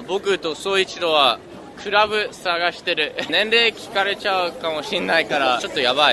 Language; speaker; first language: Japanese; early bilingual, heritage; English